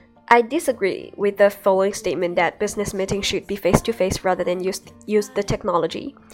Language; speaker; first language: English; non-native, fluent; Chinese